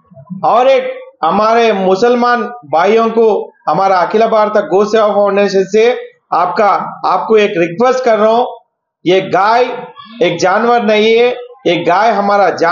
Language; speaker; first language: Hindi; non-native, local second language; Telugu